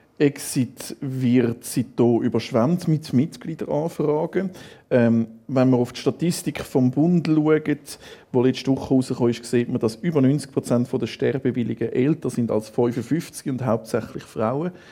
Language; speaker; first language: German; native; German